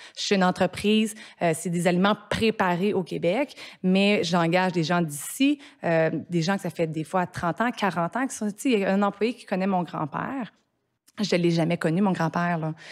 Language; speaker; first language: French; native; French